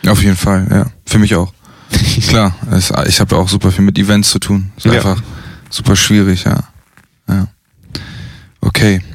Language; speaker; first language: German; native; German